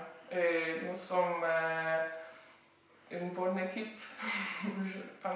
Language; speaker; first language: French; non-native, learner; Estonian